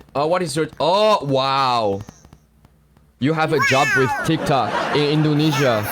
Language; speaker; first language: English; non-native, fluent; Chinese